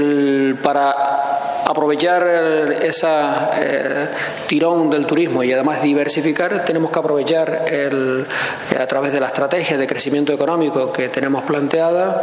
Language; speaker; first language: Spanish; native; Spanish